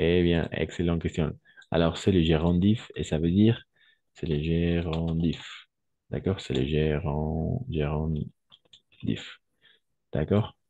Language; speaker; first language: French; non-native, fluent; Spanish